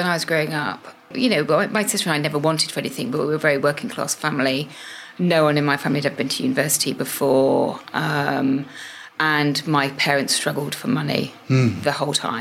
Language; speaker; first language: English; native; English